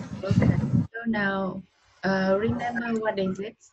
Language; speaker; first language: English; non-native, learner; Vietnamese